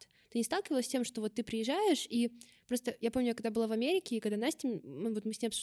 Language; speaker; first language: Russian; native; Russian